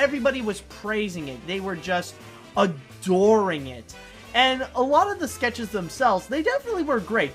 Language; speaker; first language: English; native; English